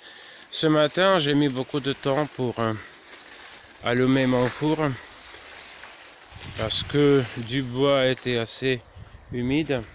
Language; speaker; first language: French; non-native, fluent; Russian